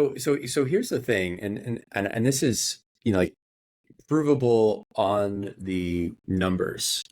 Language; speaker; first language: English; native; English